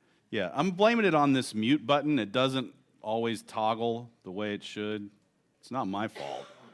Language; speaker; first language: English; native; English